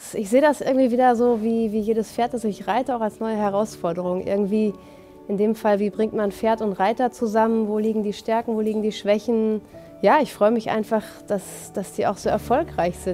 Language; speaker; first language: German; native; German